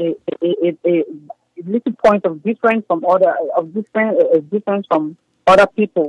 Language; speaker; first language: English; non-native, local second language; French